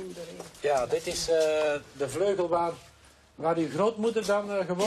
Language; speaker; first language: Dutch; native; Dutch